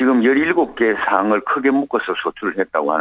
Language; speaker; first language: Korean; native; Korean